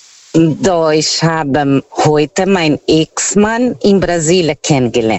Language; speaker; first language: German; non-native, fluent; Portuguese